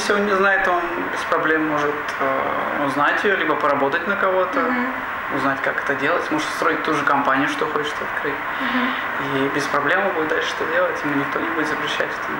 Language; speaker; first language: Russian; native; Russian